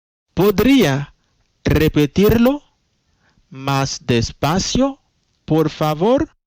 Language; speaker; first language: Spanish; non-native, fluent; Haitian Creole